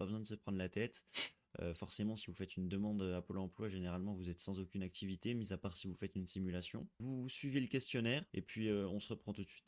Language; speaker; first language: French; native; French